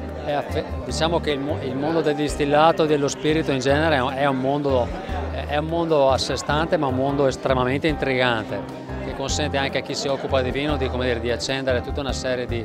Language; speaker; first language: Italian; native; Italian